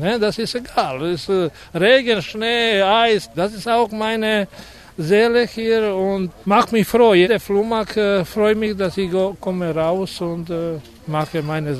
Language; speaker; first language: German; non-native, learner; Croatian